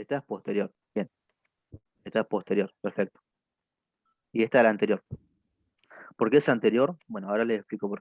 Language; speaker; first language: Spanish; native; Spanish